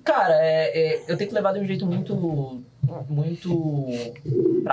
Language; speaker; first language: Portuguese; native; Portuguese